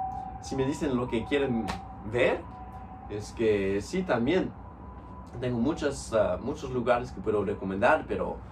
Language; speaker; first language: Spanish; non-native, fluent; English